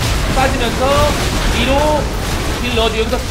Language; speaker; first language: Korean; native; Korean